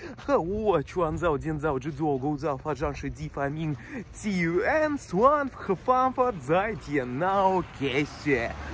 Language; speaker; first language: Chinese; non-native, learner; Russian